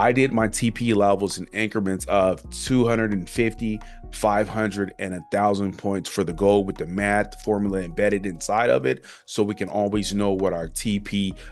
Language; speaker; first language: English; native; English